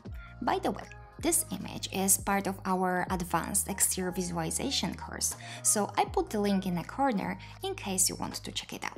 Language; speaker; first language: English; non-native, fluent; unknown